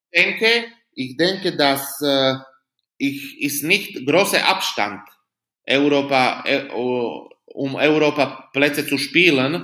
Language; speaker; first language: German; non-native, fluent; Slovak